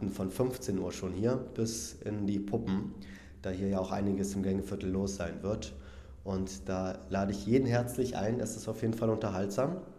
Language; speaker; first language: German; early bilingual, other home language; Polish